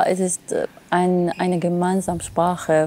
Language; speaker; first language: German; non-native, learner; Arabic